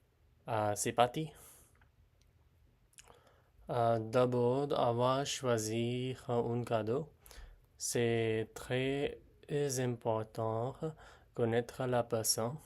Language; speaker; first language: French; non-native, learner; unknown